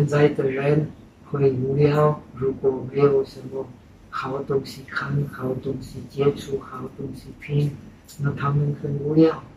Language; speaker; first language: Chinese; non-native, fluent; Czech